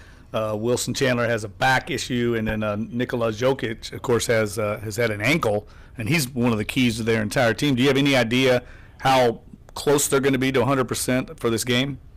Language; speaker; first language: English; native; English